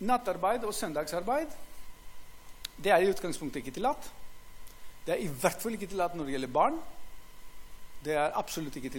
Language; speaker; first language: Norwegian; non-native, fluent; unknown